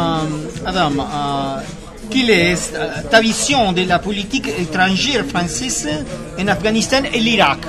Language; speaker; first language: French; non-native, learner; Spanish